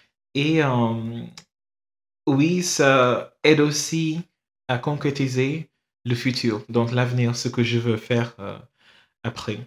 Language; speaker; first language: French; non-native, fluent; English